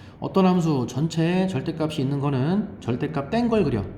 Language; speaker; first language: Korean; native; Korean